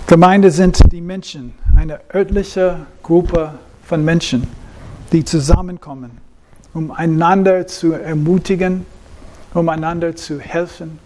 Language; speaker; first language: German; non-native, fluent; English